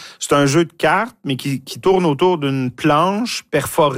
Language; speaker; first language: French; native; French